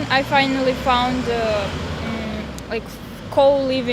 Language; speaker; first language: English; non-native, fluent; Russian